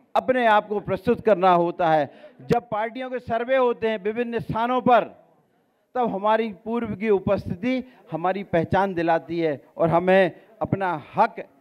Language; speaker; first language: Hindi; native; Hindi